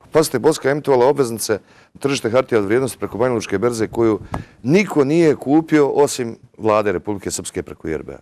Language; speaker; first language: Serbian; native; Serbian